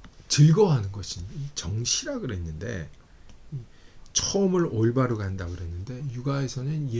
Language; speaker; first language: Korean; native; Korean